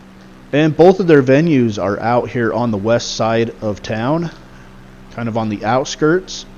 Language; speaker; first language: English; native; English